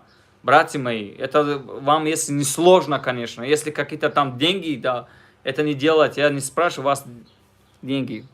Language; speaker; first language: Russian; non-native, learner; Tajik